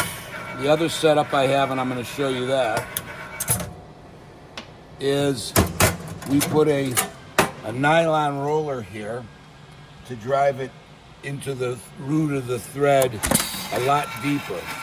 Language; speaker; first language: English; native; English